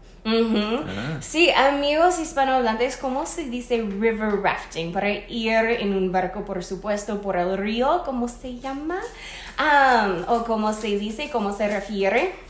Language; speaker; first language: Spanish; non-native, fluent; English